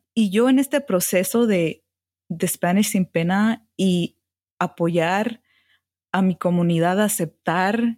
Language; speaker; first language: Spanish; early bilingual, heritage; Spanish